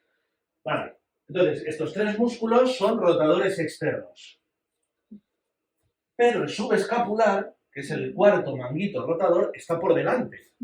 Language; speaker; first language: Spanish; native; Spanish